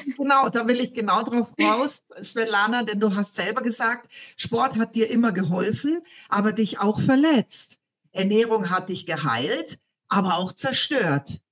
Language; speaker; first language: German; native; German